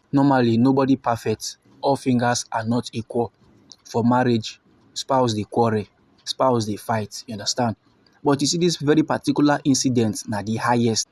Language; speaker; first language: Nigerian Pidgin; native; Nigerian Pidgin